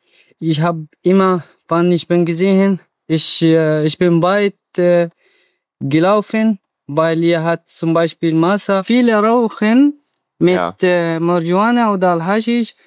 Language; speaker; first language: German; non-native, learner; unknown